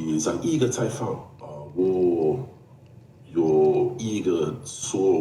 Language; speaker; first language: Chinese; non-native, learner; English